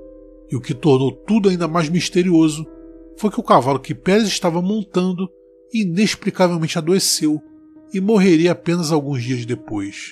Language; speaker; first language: Portuguese; native; Portuguese